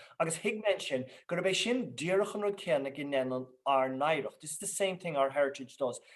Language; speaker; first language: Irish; non-native, local second language; English